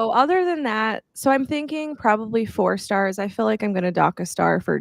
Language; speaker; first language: English; native; English